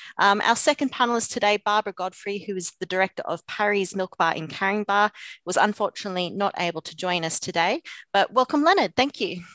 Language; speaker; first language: English; native; English